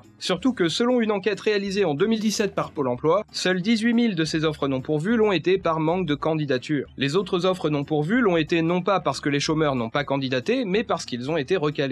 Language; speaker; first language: French; native; French